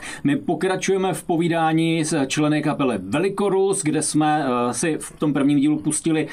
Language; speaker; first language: Czech; native; Czech